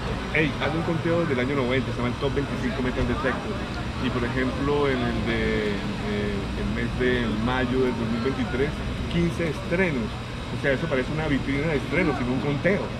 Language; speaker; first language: Spanish; native; Spanish